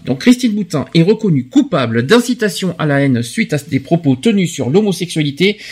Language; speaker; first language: French; native; French